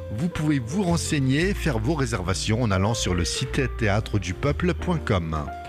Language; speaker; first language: French; native; French